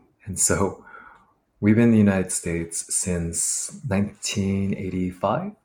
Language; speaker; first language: English; native; English